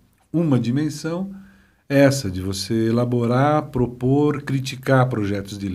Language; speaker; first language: Portuguese; native; Portuguese